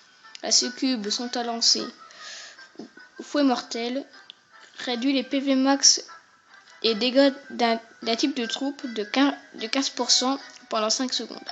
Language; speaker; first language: French; native; French